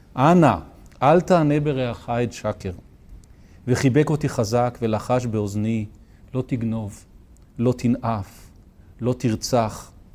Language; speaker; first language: Hebrew; native; Hebrew